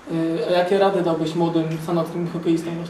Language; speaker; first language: Polish; native; Polish